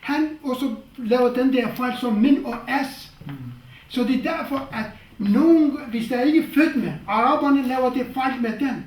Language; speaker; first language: Danish; non-native, fluent; Kurdish